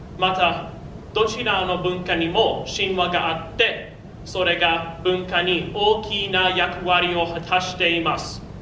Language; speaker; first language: Japanese; non-native, learner; English